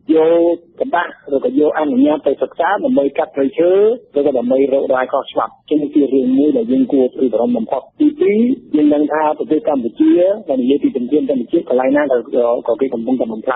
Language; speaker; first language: Khmer; non-native, fluent; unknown